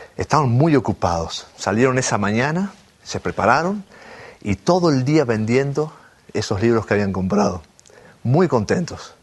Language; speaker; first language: Spanish; native; Spanish